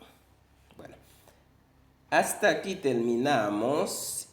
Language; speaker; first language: Spanish; non-native, fluent; Haitian Creole